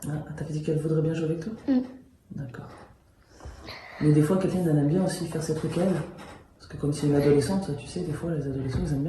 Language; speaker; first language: French; native; French